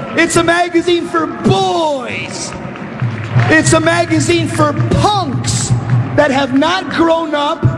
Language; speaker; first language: English; early bilingual, other home language; Spanish